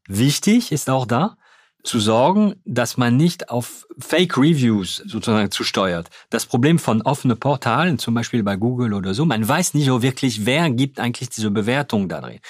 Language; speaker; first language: German; non-native, fluent; French